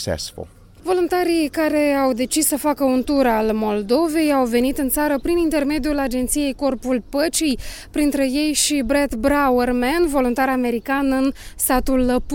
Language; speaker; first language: Romanian; native; Romanian